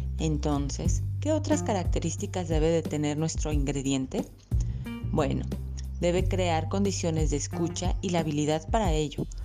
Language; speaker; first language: Spanish; native; Spanish